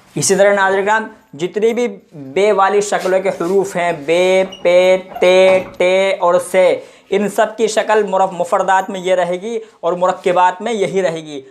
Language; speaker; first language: Urdu; native; Urdu